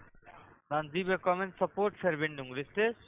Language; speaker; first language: German; non-native, learner; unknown